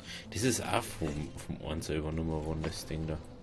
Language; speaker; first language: German; native; German